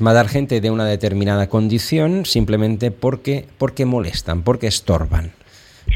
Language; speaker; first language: Spanish; non-native, local second language; Catalan